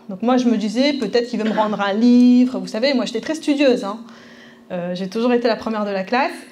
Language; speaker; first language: French; early bilingual, other home language; Spanish